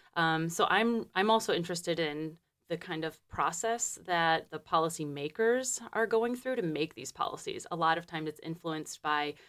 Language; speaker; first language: English; native; English